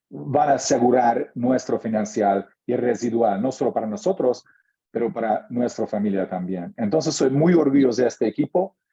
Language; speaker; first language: Spanish; non-native, learner; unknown